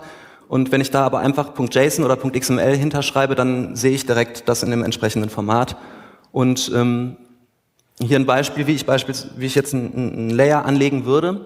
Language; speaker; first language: German; native; German